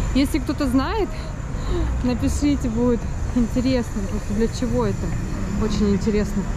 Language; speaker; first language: Russian; native; Russian